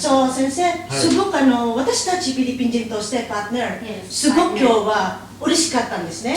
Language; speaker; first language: Japanese; non-native, learner; Filipino